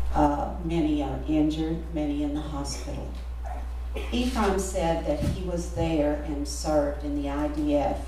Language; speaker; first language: English; native; English